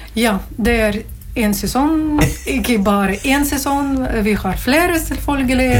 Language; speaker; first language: Norwegian; non-native, learner; Latvian